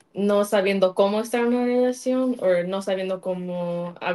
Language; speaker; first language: English; early bilingual, other home language; Spanish